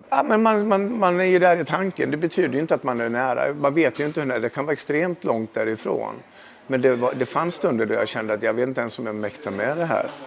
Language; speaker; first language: Swedish; native; Swedish